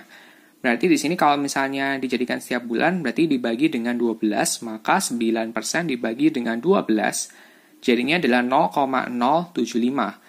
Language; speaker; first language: Indonesian; native; Indonesian